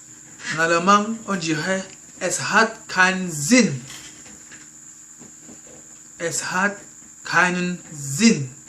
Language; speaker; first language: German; non-native, fluent; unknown